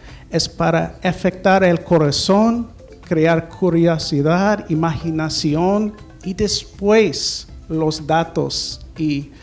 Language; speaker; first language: Spanish; non-native, learner; English